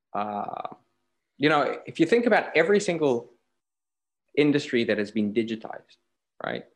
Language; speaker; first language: English; native; English